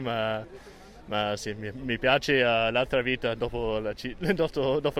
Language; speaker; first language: Italian; non-native, learner; English